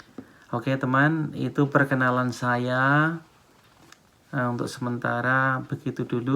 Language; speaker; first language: Indonesian; non-native, local second language; Javanese